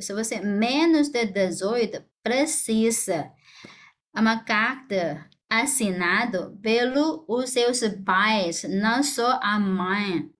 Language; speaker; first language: Portuguese; non-native, fluent; Chinese